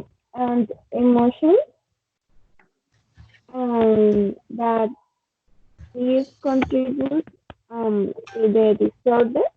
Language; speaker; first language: English; non-native, learner; Spanish